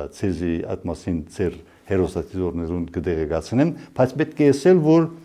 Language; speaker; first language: Armenian; early bilingual, heritage; Armenian